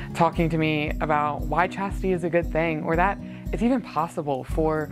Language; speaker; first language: English; native; English